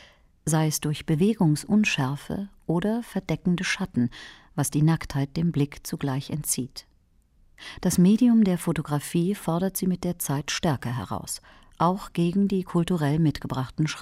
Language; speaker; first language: German; native; German